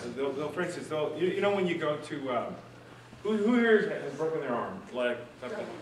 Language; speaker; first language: English; early bilingual, other home language; Spanish